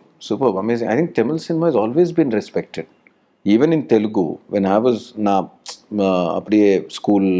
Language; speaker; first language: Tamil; non-native, learner; Telugu